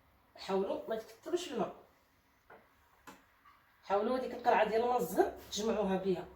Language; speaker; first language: Arabic; native; Arabic